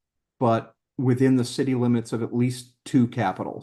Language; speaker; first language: English; native; English